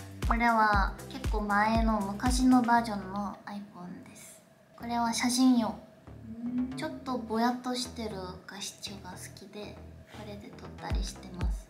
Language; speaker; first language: Japanese; non-native, fluent; Korean